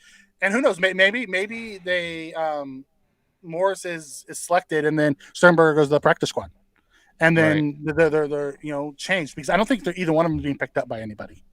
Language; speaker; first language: English; native; English